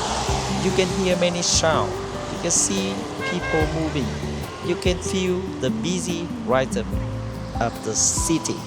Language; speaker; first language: English; non-native, fluent; Vietnamese